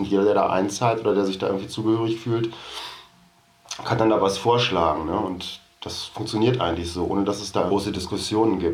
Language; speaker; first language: German; native; German